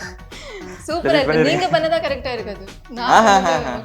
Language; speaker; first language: Tamil; non-native, fluent; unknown